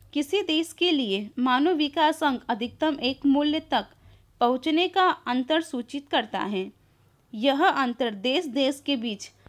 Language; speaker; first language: Hindi; non-native, local second language; Gujarati